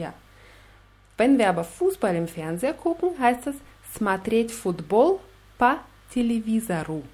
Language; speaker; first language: German; non-native, fluent; Russian